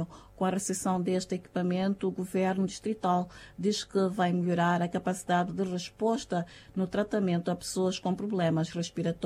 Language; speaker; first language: Portuguese; native; Portuguese